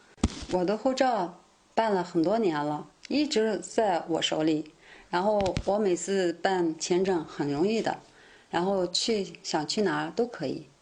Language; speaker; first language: Chinese; non-native, local second language; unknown